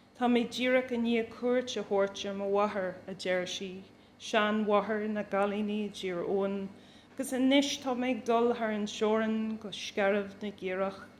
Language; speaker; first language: Irish; non-native, local second language; English